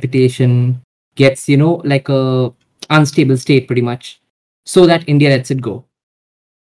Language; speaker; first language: English; non-native, local second language; Hindi